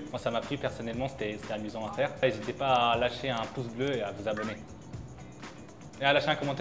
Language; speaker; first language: French; native; French